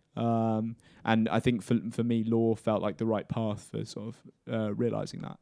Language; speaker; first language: English; native; English